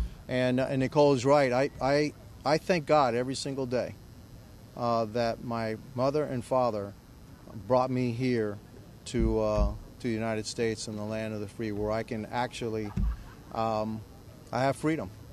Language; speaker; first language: English; early bilingual, other home language; Spanish